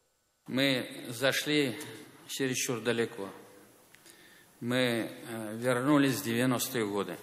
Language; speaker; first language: Russian; native; Russian